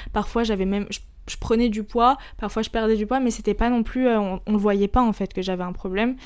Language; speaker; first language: French; early bilingual, other home language; Arabic